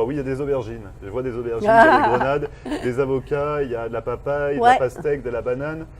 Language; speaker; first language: French; native; French